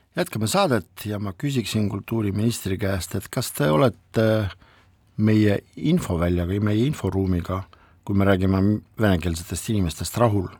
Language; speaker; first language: Estonian; non-native, local second language; Russian